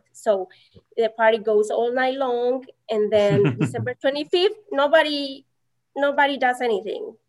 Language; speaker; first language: English; non-native, fluent; Spanish